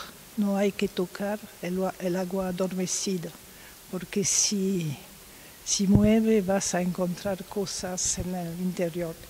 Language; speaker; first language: Spanish; non-native, learner; French